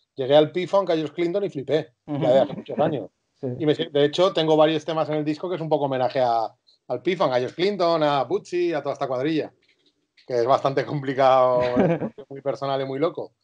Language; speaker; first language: Spanish; native; Spanish